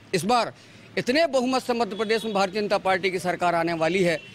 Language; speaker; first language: Hindi; native; Hindi